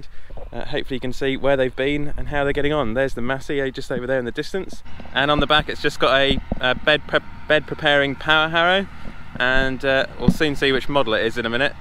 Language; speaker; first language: English; native; English